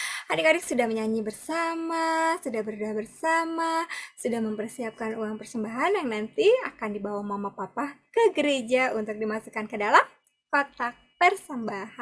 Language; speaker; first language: Indonesian; native; Indonesian